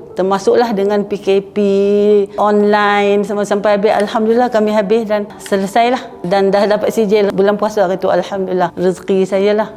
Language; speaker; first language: Malay; native; Malay